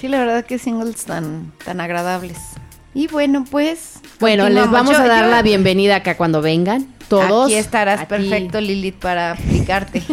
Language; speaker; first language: Spanish; native; Spanish